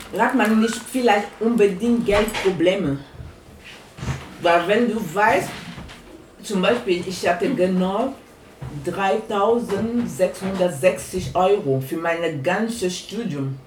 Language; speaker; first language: German; non-native, fluent; French